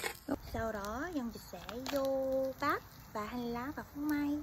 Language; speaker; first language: Vietnamese; non-native, fluent; Korean